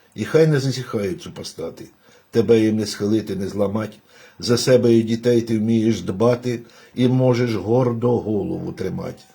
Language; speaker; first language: Ukrainian; native; Ukrainian